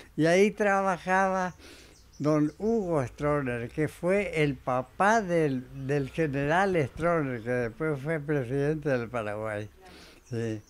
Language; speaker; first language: Spanish; native; Spanish